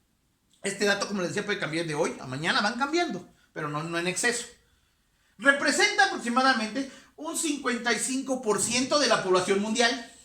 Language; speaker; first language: Spanish; native; Spanish